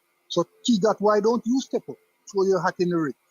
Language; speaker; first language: English; non-native, local second language; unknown